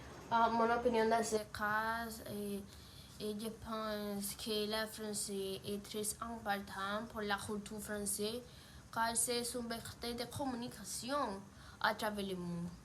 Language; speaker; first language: French; non-native, learner; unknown